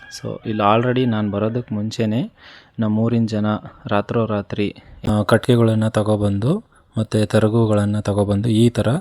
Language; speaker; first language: Kannada; non-native, local second language; Lambadi